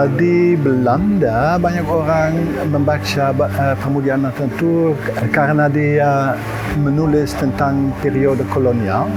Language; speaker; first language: Indonesian; non-native, fluent; Dutch